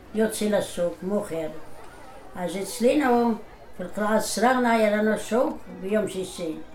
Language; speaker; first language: Hebrew; non-native, fluent; Arabic